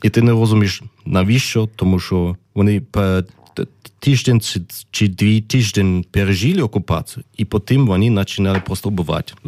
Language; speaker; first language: Ukrainian; early bilingual, heritage; German